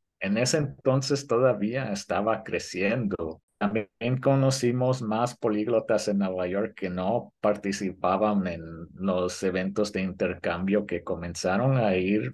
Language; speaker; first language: Spanish; early bilingual, heritage; Spanish